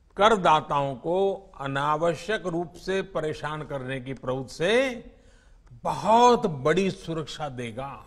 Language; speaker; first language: Hindi; non-native, local second language; Gujarati